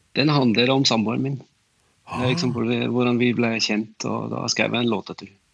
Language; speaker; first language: Norwegian; non-native, fluent; German